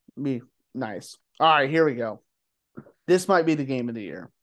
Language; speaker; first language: English; native; English